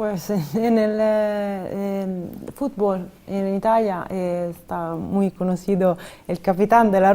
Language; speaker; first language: Spanish; non-native, fluent; Italian